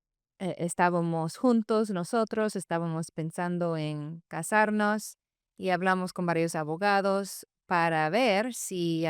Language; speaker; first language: Spanish; non-native, fluent; English